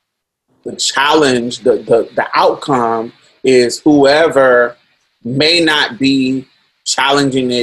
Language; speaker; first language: English; native; English